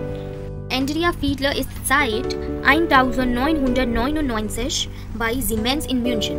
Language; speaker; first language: German; non-native, fluent; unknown